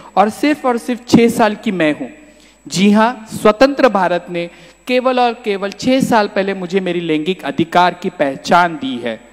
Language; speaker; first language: Hindi; non-native, local second language; Marathi